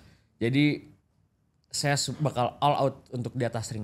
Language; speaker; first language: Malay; non-native, local second language; Indonesian